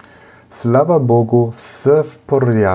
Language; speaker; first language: Russian; non-native, learner; German